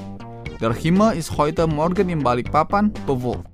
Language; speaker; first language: German; non-native, fluent; Indonesian